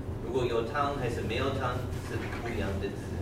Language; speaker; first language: Chinese; non-native, learner; English